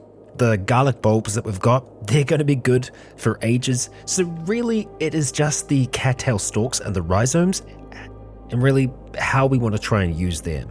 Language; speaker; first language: English; native; English